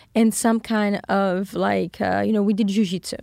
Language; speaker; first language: English; non-native, fluent; Portuguese